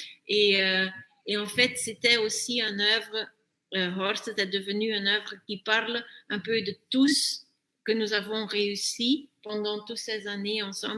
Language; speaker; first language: French; non-native, fluent; Dutch